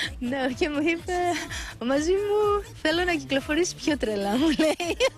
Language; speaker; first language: Greek; early bilingual, heritage; Greek